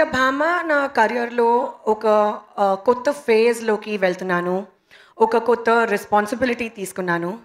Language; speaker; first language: Telugu; non-native, learner; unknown